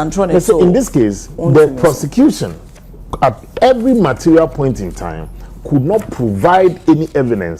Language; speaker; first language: English; non-native, local second language; Akan